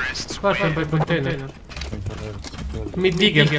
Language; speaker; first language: German; non-native, learner; Serbian